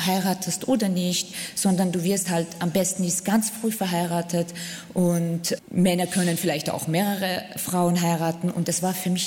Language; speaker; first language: German; non-native, fluent; Arabic